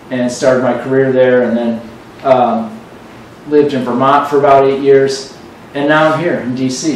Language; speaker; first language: English; native; English